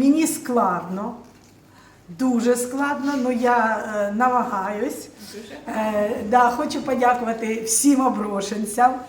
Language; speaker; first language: Ukrainian; non-native, local second language; Russian